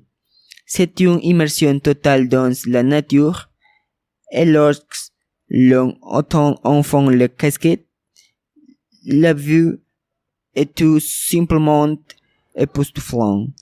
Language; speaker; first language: French; non-native, learner; Spanish